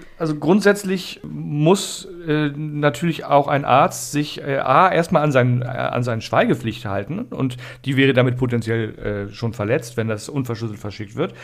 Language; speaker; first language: German; native; German